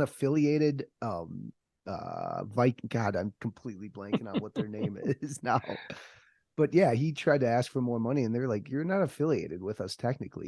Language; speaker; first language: English; native; English